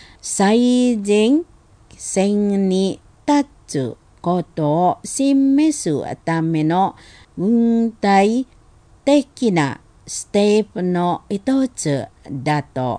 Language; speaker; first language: Japanese; non-native, fluent; Indonesian